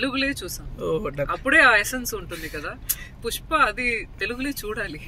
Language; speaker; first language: Telugu; non-native, learner; Tamil